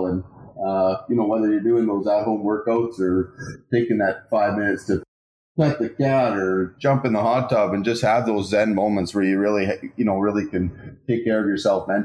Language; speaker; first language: English; native; English